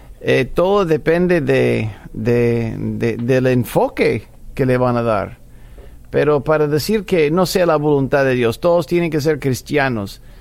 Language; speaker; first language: Spanish; non-native, fluent; English